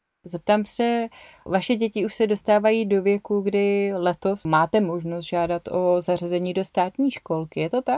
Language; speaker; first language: Czech; native; Czech